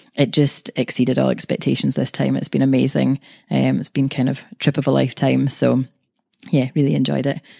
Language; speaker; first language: English; native; English